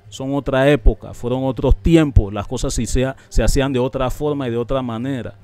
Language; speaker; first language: Spanish; non-native, local second language; English